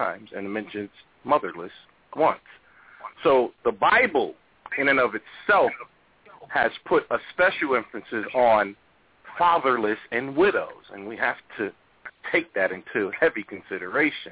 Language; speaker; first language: English; native; English